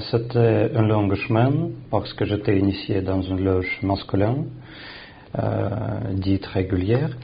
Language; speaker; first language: French; non-native, fluent; Russian